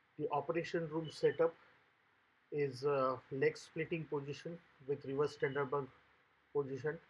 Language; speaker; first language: English; non-native, local second language; Marathi